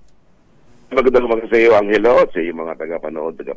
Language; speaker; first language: Filipino; native; Filipino